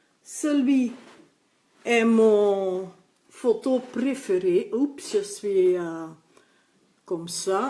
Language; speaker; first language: French; non-native, local second language; Dutch